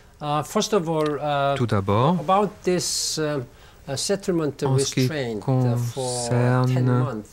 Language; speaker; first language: French; non-native, learner; Korean